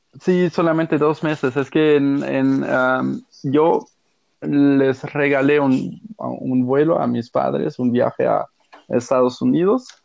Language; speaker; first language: Spanish; non-native, fluent; German